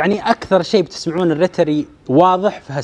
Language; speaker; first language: Arabic; native; Arabic